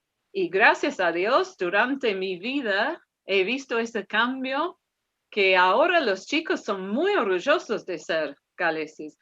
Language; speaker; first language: Spanish; non-native, fluent; English